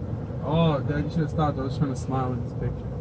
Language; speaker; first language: English; native; English